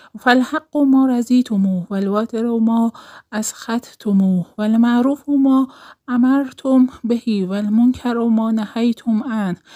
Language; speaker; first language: Arabic; non-native, learner; Persian